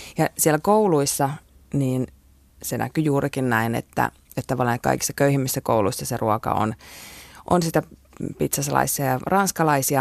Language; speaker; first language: Finnish; native; Finnish